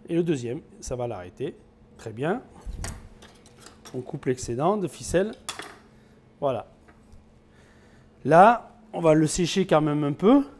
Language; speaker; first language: French; native; French